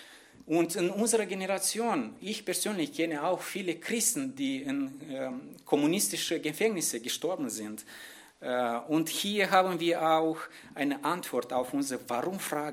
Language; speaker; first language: German; non-native, fluent; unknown